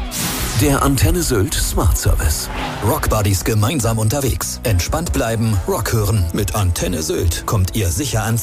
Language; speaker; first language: German; native; German